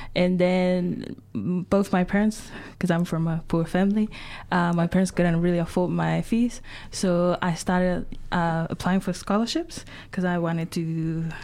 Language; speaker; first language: English; non-native, fluent; Tongan